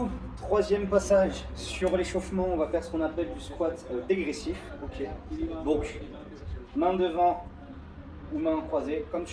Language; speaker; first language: French; native; French